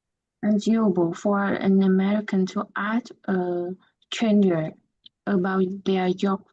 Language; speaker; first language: English; non-native, learner; Vietnamese